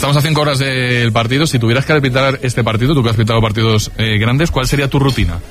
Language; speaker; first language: Spanish; native; Spanish